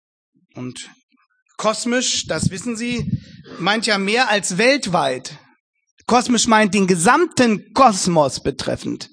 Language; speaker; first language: German; native; German